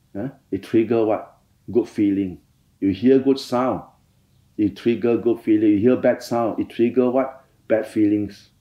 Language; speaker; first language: English; non-native, fluent; Thai